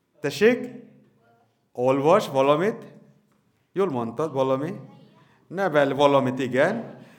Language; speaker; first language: Hungarian; non-native, learner; Bangla